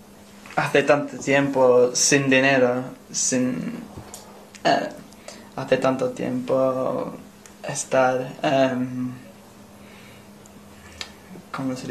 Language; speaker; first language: Spanish; non-native, learner; English